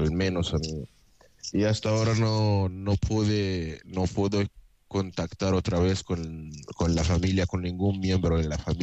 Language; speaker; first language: Spanish; non-native, fluent; Arabic